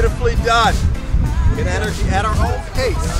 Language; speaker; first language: English; non-native, fluent; Portuguese